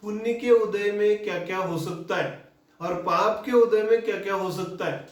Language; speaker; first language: Hindi; non-native, local second language; Kannada